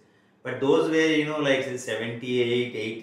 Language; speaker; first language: English; non-native, local second language; Marwari